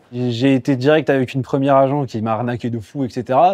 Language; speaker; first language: French; native; French